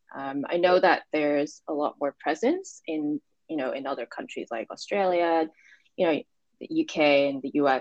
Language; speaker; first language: English; non-native, local second language; Cantonese